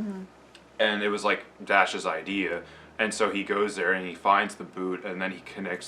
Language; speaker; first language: English; native; English